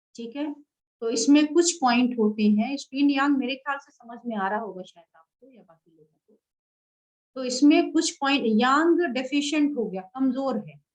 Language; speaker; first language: Hindi; native; Hindi